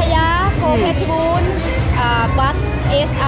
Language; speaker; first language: English; non-native, learner; Thai